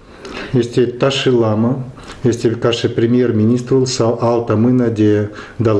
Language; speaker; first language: Romanian; non-native, local second language; Russian